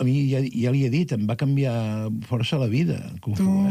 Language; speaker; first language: Catalan; native; Catalan